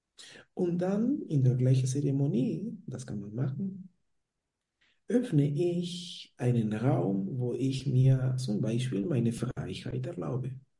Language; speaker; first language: German; non-native, fluent; Spanish